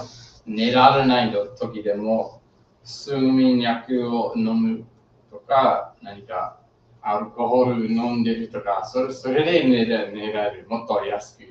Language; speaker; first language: Japanese; non-native, fluent; English